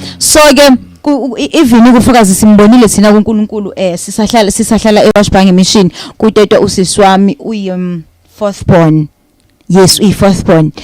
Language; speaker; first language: Zulu; native; Zulu